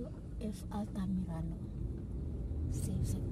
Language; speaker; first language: Spanish; non-native, learner; Indonesian